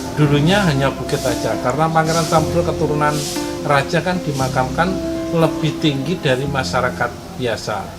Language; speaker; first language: Indonesian; non-native, local second language; Javanese